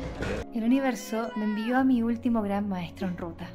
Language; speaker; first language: Spanish; native; Spanish